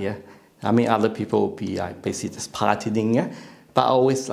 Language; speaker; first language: English; non-native, local second language; Chinese